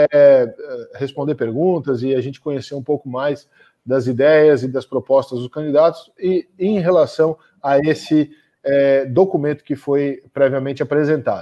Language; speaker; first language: Portuguese; native; Portuguese